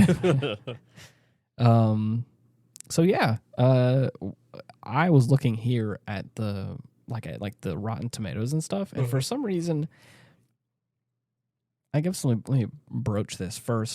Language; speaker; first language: English; native; English